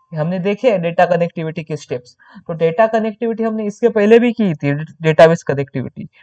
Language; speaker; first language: Hindi; non-native, local second language; Marathi